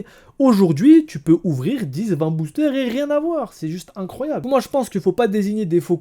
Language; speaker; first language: French; native; French